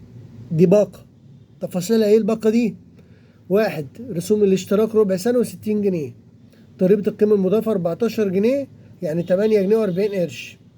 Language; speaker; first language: Arabic; native; Arabic